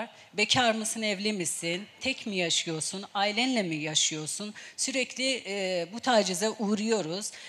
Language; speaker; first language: Turkish; non-native, fluent; Persian